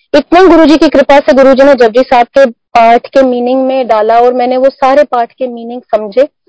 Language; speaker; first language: Hindi; non-native, local second language; Punjabi